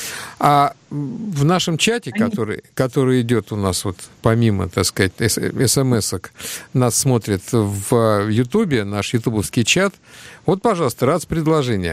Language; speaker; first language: Russian; native; Russian